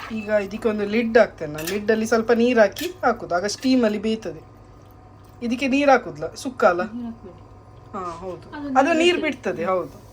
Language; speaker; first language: Kannada; non-native, local second language; Tulu